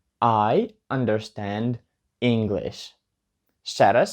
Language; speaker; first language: English; non-native, learner; Ukrainian